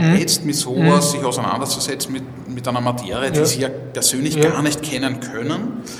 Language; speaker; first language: German; native; German